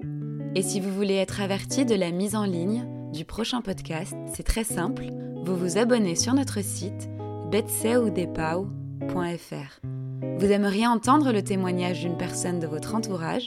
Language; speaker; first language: French; native; French